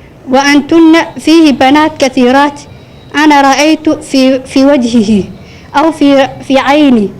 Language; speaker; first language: Arabic; non-native, learner; Somali